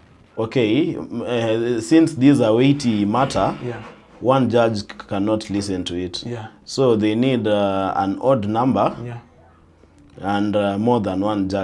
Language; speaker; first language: English; non-native, local second language; Swahili